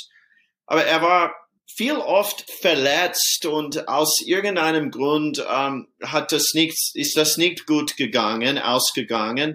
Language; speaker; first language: German; non-native, fluent; English